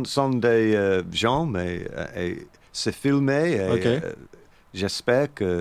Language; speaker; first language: French; non-native, learner; English